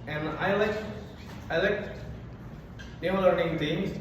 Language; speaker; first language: English; non-native, learner; Indonesian